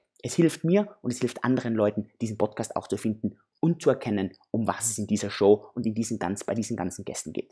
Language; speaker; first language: German; native; German